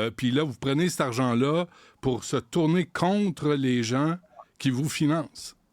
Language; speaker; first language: French; native; French